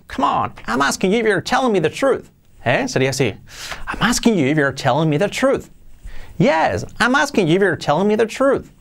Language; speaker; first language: English; non-native, fluent; Spanish